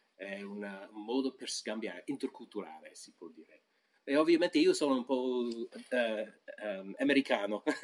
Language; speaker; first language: Italian; non-native, fluent; English